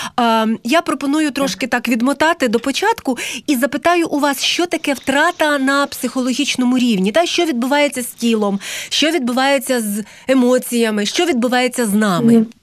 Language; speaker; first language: Ukrainian; native; Ukrainian